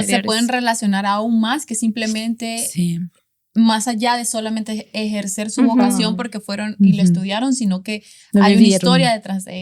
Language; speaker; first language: Spanish; native; Spanish